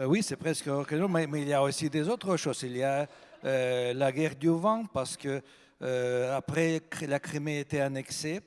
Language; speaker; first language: French; non-native, fluent; Russian